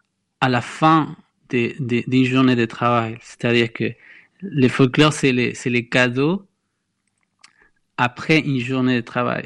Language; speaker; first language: French; non-native, fluent; Spanish